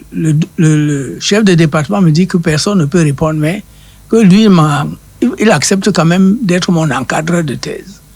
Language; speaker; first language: French; non-native, local second language; Duala